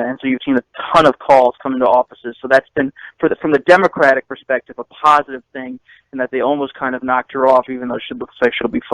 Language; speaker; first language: English; native; English